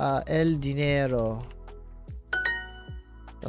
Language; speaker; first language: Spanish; non-native, learner; English